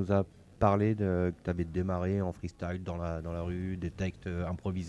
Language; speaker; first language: French; native; French